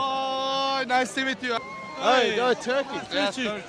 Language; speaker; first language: English; non-native, learner; Turkish